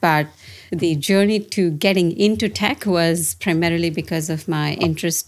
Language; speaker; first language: English; non-native, local second language; Telugu